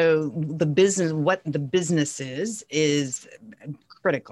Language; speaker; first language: English; native; English